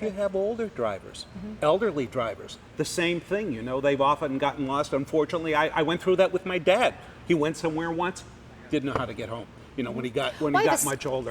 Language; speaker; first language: English; native; English